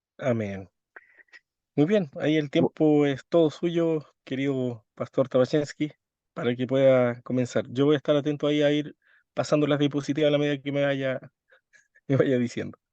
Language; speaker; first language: Spanish; native; Spanish